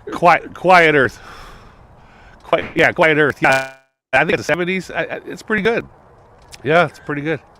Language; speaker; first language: English; native; English